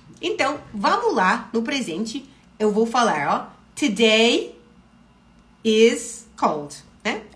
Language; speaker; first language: Portuguese; non-native, fluent; English